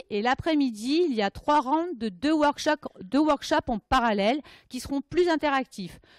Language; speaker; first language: French; native; French